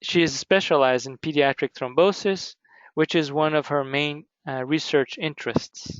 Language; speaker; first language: English; native; English